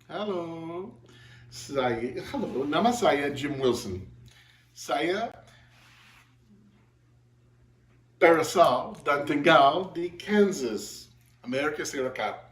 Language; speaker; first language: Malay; non-native, learner; English